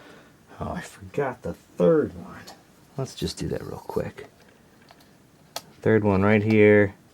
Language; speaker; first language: English; native; English